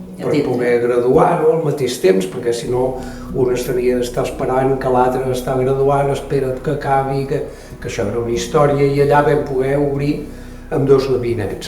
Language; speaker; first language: Catalan; native; Catalan